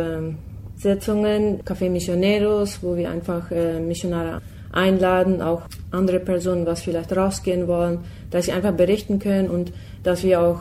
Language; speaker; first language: German; non-native, fluent; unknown